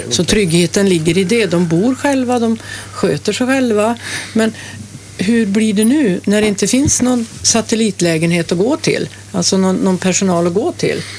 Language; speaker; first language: Swedish; native; Swedish